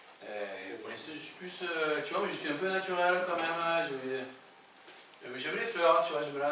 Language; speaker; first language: French; native; French